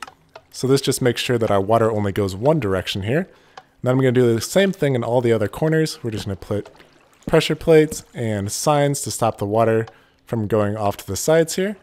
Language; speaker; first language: English; native; English